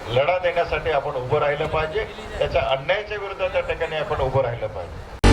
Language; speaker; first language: Marathi; non-native, local second language; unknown